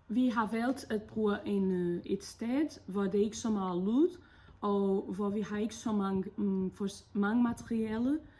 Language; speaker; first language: Danish; non-native, fluent; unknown